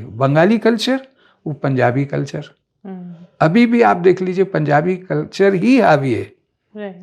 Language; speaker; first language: Hindi; native; Hindi